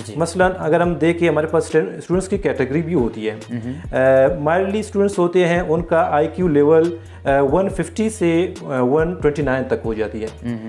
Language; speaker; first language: Urdu; non-native, local second language; Baluchi